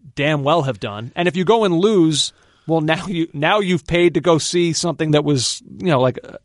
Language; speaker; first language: English; native; English